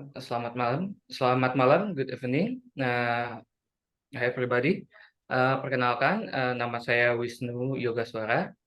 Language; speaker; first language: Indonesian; native; Indonesian